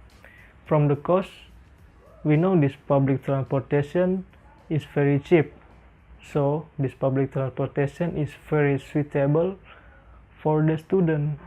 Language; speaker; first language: English; non-native, learner; Indonesian